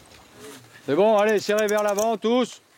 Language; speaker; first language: French; native; French